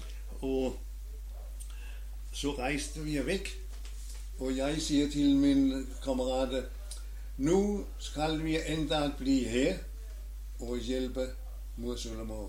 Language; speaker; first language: Danish; non-native, learner; German